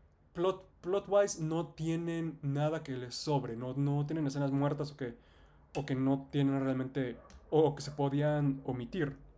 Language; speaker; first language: Spanish; native; Spanish